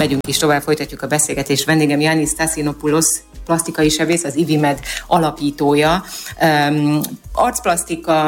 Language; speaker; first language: Hungarian; native; Hungarian